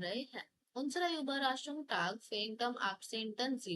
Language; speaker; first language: German; non-native, fluent; Hindi